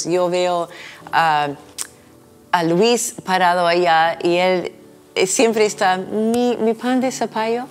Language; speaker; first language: Spanish; non-native, fluent; English